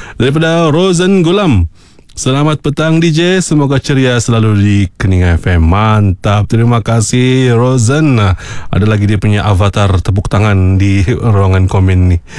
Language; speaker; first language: Malay; native; Malay